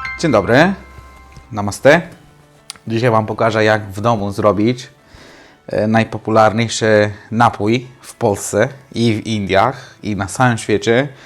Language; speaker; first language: Polish; non-native, learner; Hindi